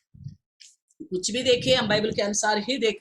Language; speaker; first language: Hindi; non-native, local second language; Telugu